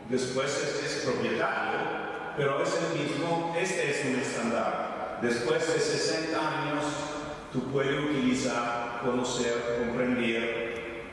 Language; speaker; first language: Spanish; non-native, fluent; Italian